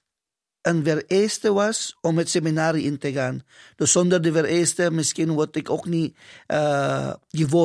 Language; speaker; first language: Dutch; non-native, fluent; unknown